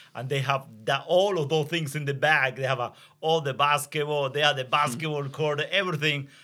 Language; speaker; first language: English; non-native, learner; Spanish